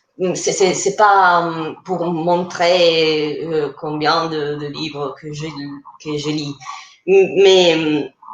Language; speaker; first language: French; non-native, fluent; Italian